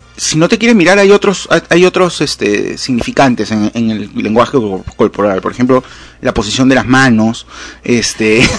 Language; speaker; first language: Spanish; native; Spanish